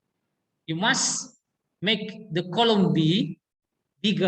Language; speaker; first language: English; non-native, learner; Indonesian